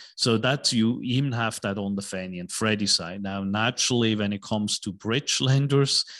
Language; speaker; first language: English; non-native, fluent; German